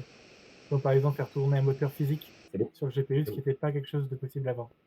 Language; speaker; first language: French; native; French